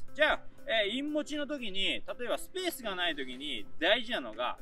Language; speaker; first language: Japanese; native; Japanese